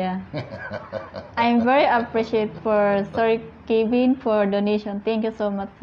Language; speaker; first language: English; non-native, learner; Filipino